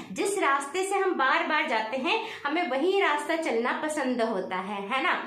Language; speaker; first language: Hindi; native; Hindi